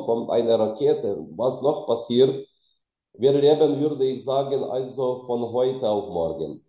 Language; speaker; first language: German; non-native, fluent; Ukrainian